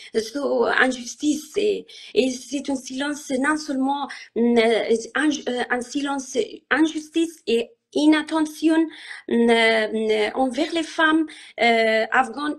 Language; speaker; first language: French; non-native, learner; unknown